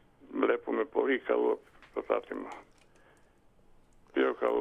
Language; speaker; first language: Greek; non-native, fluent; Bosnian